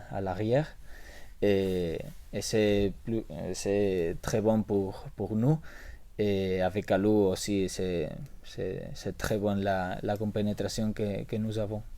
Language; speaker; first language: French; non-native, learner; Spanish